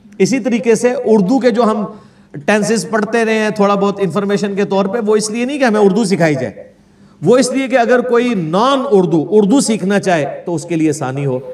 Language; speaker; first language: Urdu; non-native, local second language; Punjabi